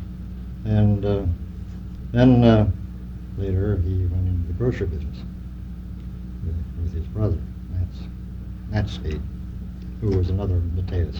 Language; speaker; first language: English; native; English